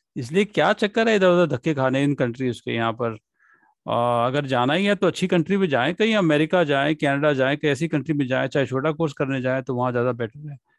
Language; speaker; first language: Hindi; non-native, local second language; Punjabi